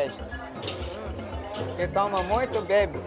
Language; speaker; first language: Portuguese; non-native, local second language; Ticuna